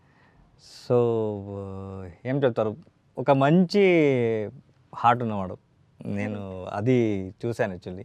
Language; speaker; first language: Telugu; non-native, learner; Kannada